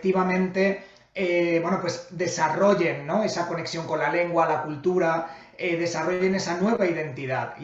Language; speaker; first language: Spanish; native; Spanish